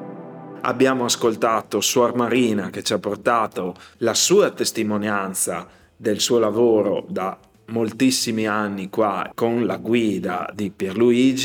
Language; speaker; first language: Italian; native; Italian